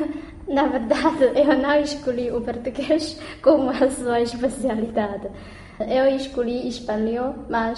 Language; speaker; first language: Portuguese; non-native, learner; Chinese